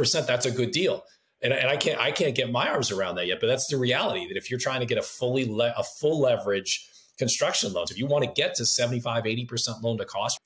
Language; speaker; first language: English; native; English